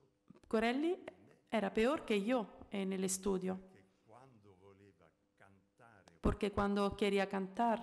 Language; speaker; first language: Spanish; non-native, fluent; Italian